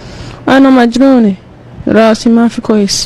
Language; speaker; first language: Arabic; non-native, learner; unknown